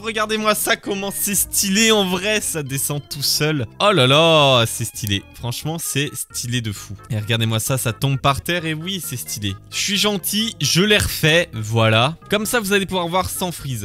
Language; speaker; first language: French; native; French